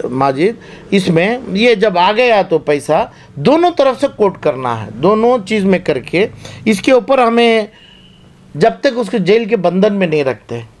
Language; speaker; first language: Hindi; non-native, local second language; Urdu